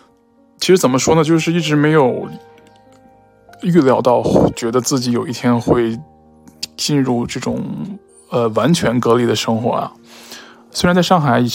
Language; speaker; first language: Chinese; native; Chinese